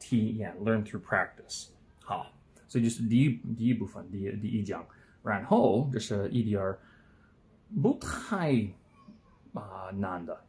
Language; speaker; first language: Chinese; non-native, learner; English